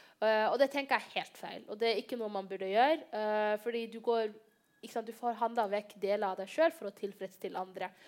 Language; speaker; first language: Norwegian; early bilingual, other home language; Somali